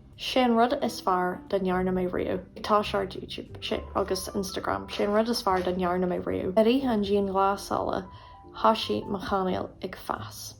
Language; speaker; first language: Irish; non-native, local second language; English